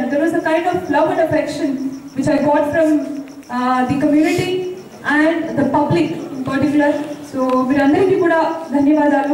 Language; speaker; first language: Telugu; native; Telugu